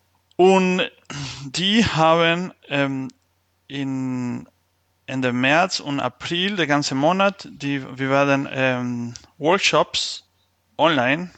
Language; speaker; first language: German; non-native, fluent; Spanish